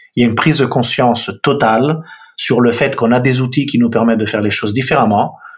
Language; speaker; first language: French; non-native, fluent; Italian